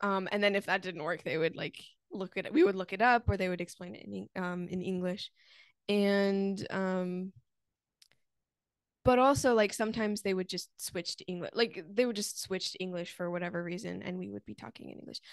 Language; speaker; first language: English; native; English